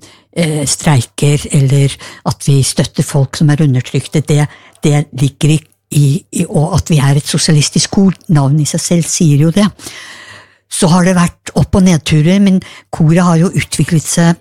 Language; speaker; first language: Norwegian; native; Norwegian